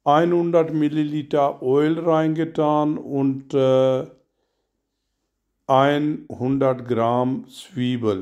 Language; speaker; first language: German; non-native, learner; Urdu